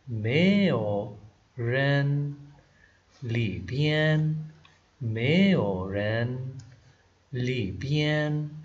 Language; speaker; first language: Chinese; non-native, fluent; Hindi